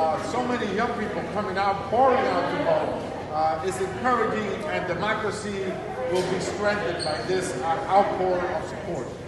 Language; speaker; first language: English; non-native, fluent; Spanish